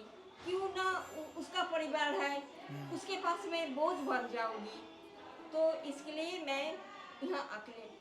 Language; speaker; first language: Hindi; non-native, local second language; Bangla